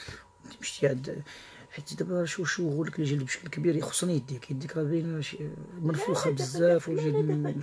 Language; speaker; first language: Arabic; native; Arabic